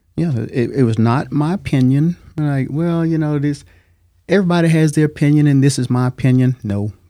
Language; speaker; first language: English; native; English